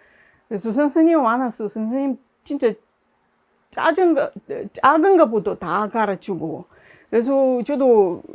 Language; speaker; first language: Korean; non-native, learner; Russian